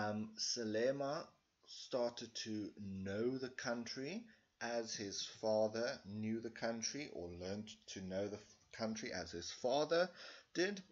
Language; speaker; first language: English; non-native, local second language; Afrikaans